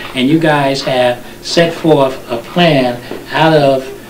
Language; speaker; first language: English; native; English